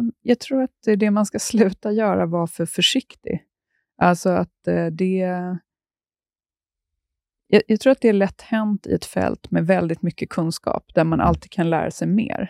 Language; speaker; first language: Swedish; native; Swedish